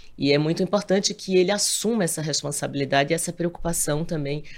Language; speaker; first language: Portuguese; native; Portuguese